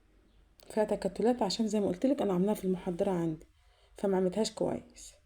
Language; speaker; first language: Arabic; native; Arabic